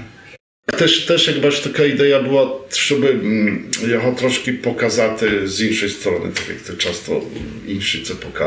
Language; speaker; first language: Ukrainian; early bilingual, heritage; Rusyn